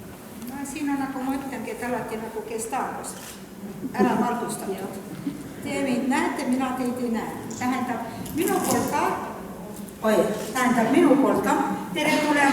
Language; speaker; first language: Estonian; non-native, local second language; Russian